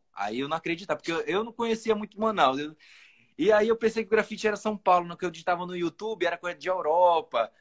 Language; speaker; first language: Portuguese; native; Portuguese